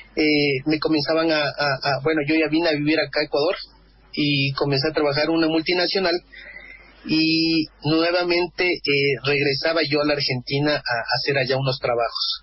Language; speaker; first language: Spanish; native; Spanish